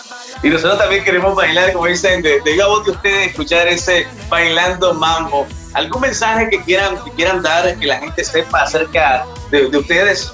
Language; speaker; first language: Spanish; native; Spanish